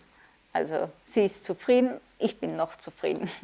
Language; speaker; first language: German; early bilingual, other home language; Turkish